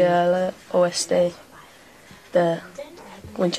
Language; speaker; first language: Spanish; non-native, learner; English